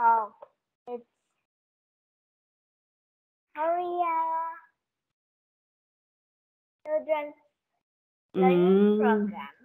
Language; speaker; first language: English; non-native, learner; Korean